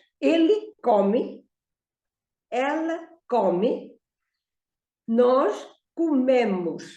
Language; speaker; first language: Portuguese; non-native, fluent; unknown